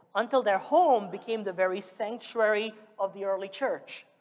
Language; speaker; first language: English; early bilingual, other home language; Malayalam